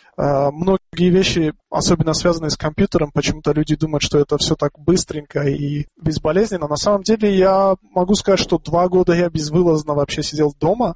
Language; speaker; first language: Russian; non-native, local second language; Tajik